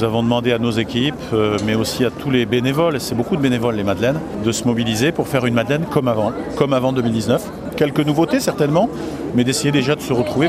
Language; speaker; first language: French; native; French